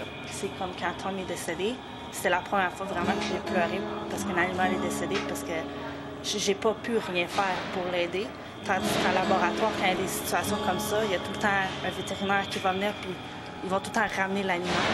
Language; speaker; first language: French; native; French